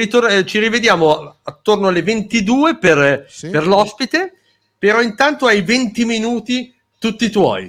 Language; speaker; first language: Italian; native; Italian